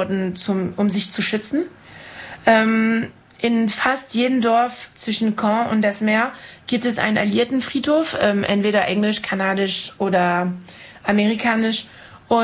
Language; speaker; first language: German; non-native, fluent; French